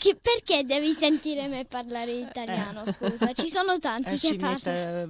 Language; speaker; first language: Italian; early bilingual, heritage; Italian